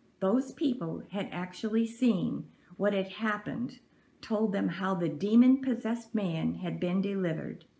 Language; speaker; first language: English; native; English